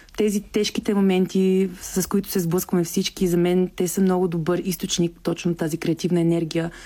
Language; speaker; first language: Bulgarian; early bilingual, heritage; Bulgarian